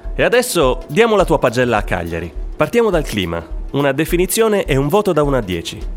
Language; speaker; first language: Italian; native; Italian